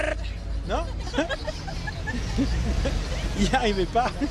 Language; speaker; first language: French; native; French